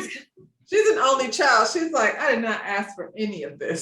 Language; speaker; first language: English; native; English